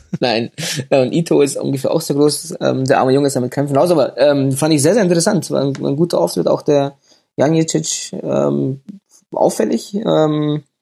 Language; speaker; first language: German; native; German